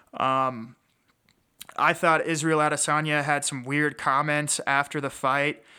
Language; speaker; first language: English; native; English